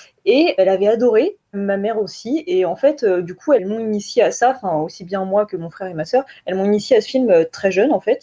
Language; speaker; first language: French; native; French